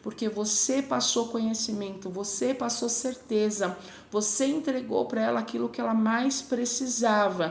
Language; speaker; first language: Portuguese; native; Portuguese